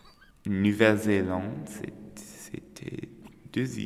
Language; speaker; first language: French; non-native, learner; English